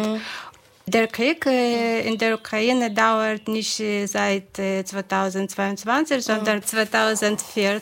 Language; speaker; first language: German; non-native, fluent; Ukrainian